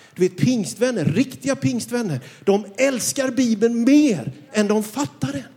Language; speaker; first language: Swedish; native; Swedish